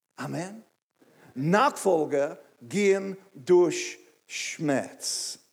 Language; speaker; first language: German; non-native, fluent; English